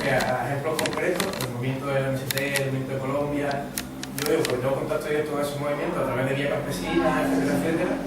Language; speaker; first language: Spanish; native; Spanish